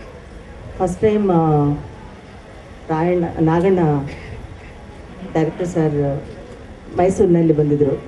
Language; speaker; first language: Kannada; non-native, learner; Telugu